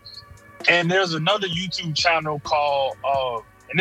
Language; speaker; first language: English; native; English